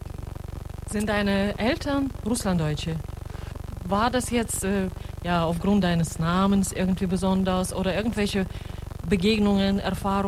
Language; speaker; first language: German; non-native, fluent; Russian